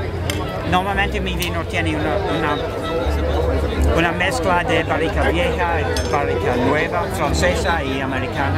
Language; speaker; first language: Spanish; non-native, fluent; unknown